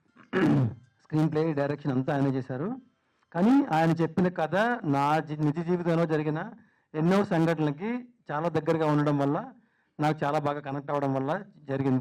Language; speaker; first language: Telugu; native; Telugu